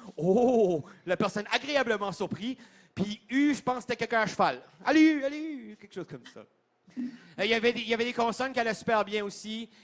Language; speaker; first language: French; non-native, local second language; English